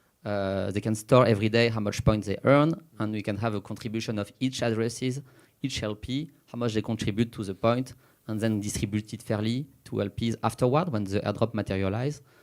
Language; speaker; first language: English; non-native, fluent; French